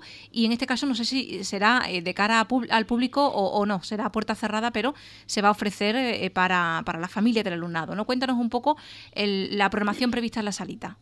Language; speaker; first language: Spanish; native; Spanish